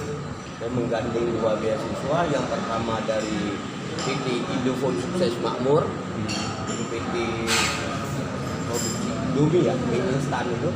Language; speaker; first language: Indonesian; native; Indonesian